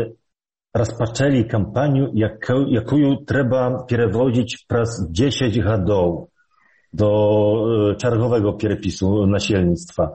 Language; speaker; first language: Belarusian; early bilingual, heritage; Polish